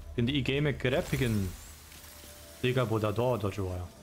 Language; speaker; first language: Korean; non-native, fluent; German